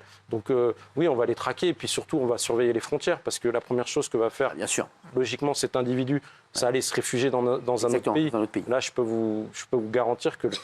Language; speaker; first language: French; native; French